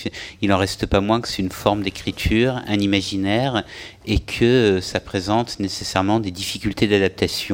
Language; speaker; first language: French; native; French